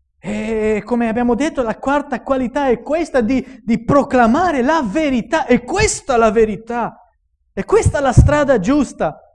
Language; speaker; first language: Italian; non-native, fluent; Romanian